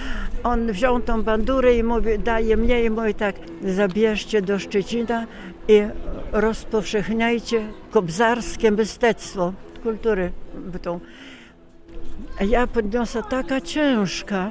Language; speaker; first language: Polish; non-native, local second language; Ukrainian